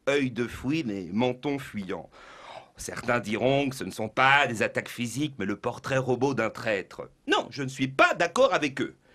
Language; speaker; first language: French; native; French